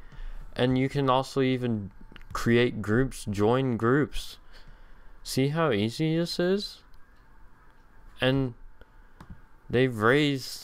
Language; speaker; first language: English; native; English